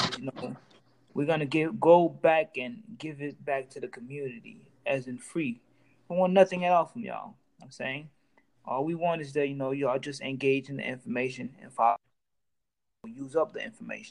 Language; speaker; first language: English; native; English